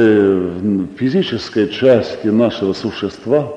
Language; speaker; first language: Russian; non-native, local second language; Estonian